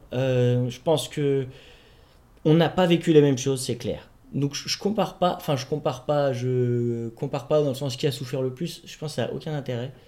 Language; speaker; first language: French; native; French